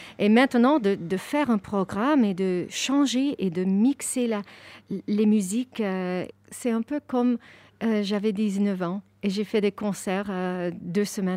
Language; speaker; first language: French; non-native, fluent; English